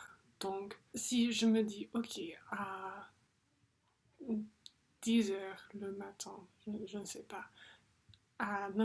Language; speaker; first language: French; non-native, fluent; English